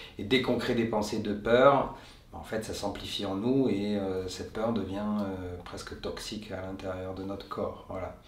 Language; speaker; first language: French; native; French